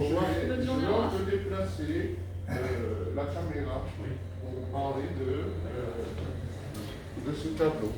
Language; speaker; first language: French; native; French